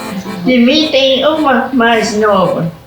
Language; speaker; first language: Portuguese; non-native, local second language; German